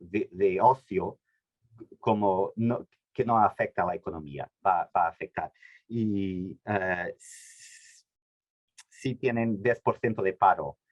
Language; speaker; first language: Spanish; non-native, fluent; Portuguese